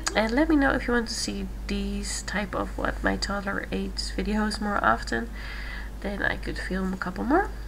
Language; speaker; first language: English; non-native, fluent; Dutch